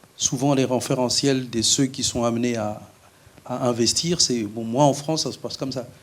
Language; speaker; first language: French; native; French